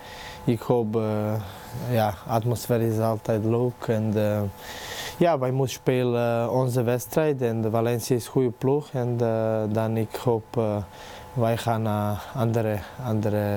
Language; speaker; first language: Dutch; non-native, learner; Serbian